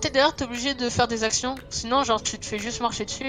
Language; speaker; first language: French; native; French